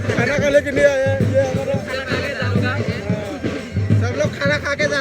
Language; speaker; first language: Hindi; non-native, local second language; Assamese